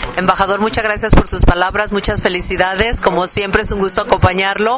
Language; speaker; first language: Spanish; native; Spanish